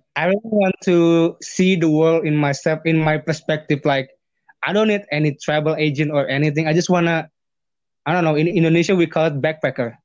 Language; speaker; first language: English; non-native, fluent; Indonesian